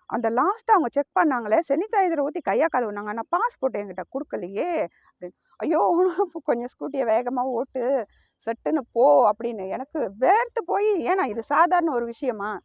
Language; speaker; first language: Tamil; early bilingual, heritage; Tamil